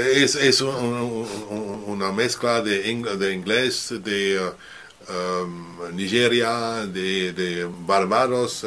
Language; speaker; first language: Spanish; non-native, learner; French